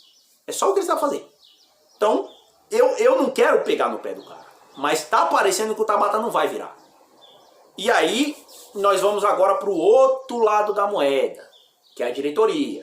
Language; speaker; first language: Portuguese; native; Portuguese